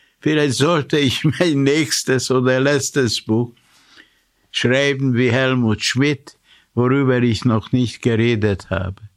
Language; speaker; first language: German; non-native, fluent; Hungarian